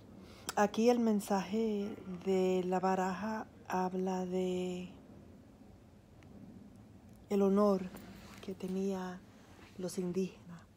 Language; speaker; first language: Spanish; early bilingual, heritage; Spanish